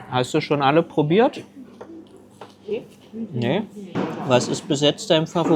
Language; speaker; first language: German; early bilingual, other home language; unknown